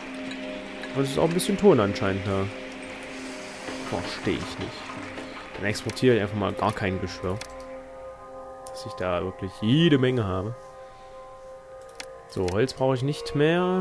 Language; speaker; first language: German; native; German